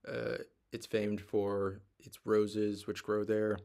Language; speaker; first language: English; native; English